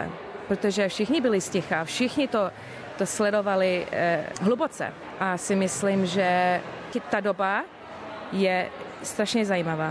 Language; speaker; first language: Czech; early bilingual, heritage; English